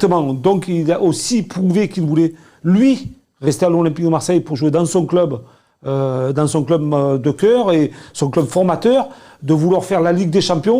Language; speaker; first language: French; native; French